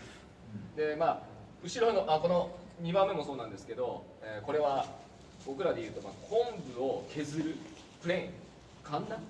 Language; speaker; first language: Japanese; native; Japanese